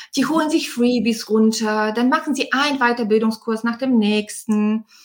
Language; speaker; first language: German; non-native, fluent; Bulgarian